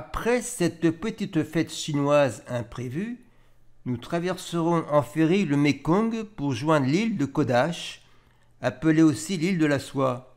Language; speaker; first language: French; native; French